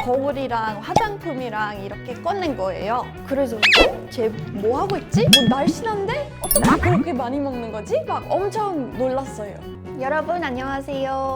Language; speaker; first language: Korean; non-native, fluent; English